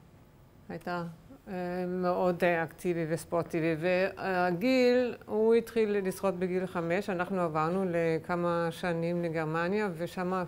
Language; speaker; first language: Hebrew; non-native, fluent; German